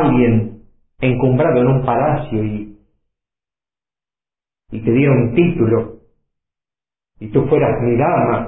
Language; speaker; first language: Spanish; native; Spanish